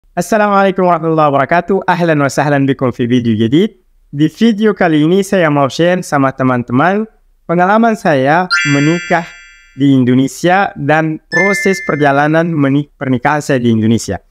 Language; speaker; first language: Indonesian; non-native, local second language; Arabic